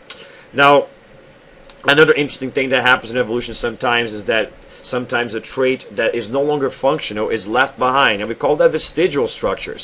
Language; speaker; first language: English; non-native, fluent; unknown